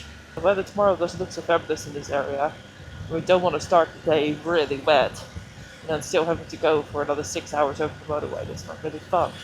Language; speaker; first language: English; non-native, fluent; Dutch